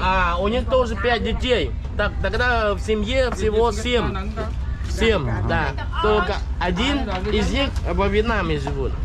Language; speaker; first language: Russian; non-native, fluent; Khmer